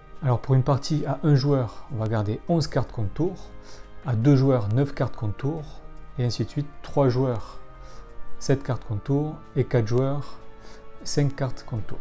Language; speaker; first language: French; native; French